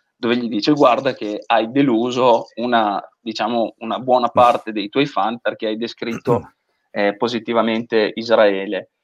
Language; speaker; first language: Italian; native; Italian